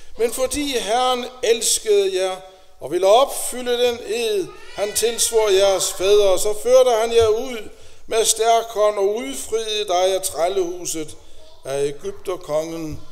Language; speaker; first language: Danish; native; Danish